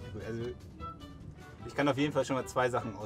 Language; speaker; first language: German; native; German